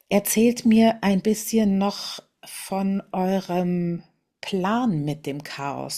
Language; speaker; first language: German; native; German